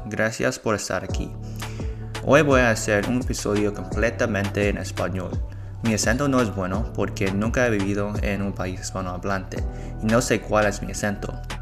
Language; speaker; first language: Spanish; non-native, learner; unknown